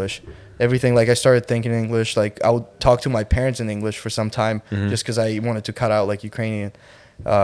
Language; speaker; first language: English; non-native, fluent; Ukrainian